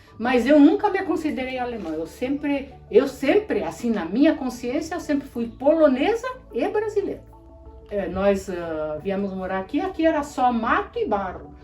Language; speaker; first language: Portuguese; early bilingual, other home language; Polish